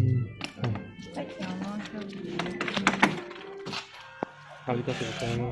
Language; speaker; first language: Japanese; non-native, learner; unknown